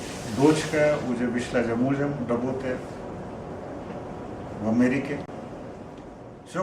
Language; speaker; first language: Russian; non-native, learner; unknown